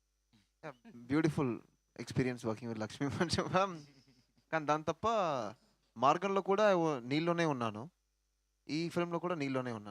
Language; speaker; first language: Telugu; non-native, learner; Tamil